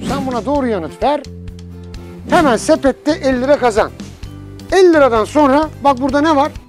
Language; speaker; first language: Turkish; native; Turkish